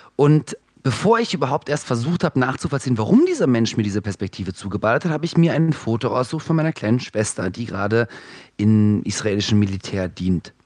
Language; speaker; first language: German; early bilingual, other home language; Russian